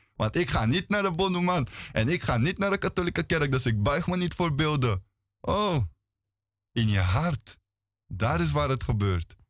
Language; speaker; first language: Dutch; early bilingual, other home language; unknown